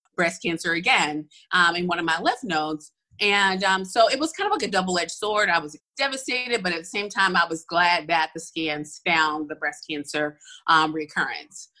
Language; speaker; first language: English; native; English